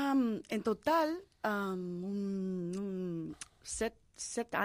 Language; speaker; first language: Catalan; non-native, learner; English